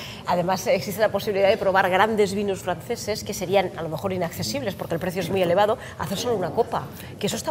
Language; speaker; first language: Spanish; native; Spanish